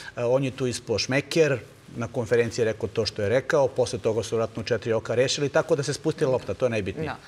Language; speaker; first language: Serbian; native; Serbian